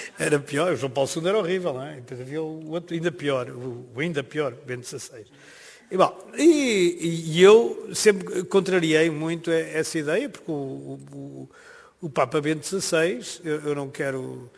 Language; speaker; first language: Portuguese; native; Portuguese